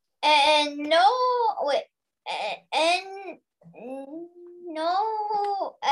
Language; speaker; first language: Spanish; non-native, learner; English